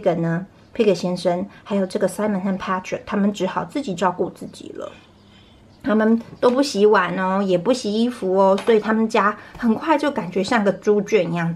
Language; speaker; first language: Chinese; native; Chinese